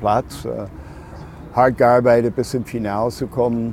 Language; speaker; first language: German; non-native, fluent; English